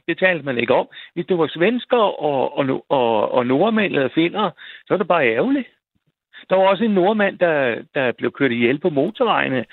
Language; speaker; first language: Danish; native; Danish